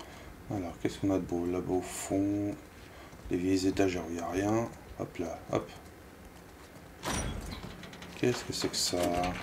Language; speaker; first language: French; native; French